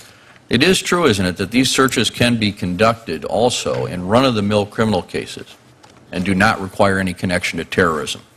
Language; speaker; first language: English; native; English